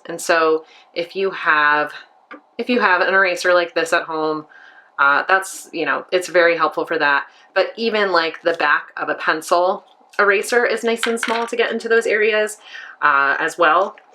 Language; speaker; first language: English; native; English